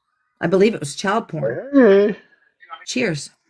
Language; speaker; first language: English; native; English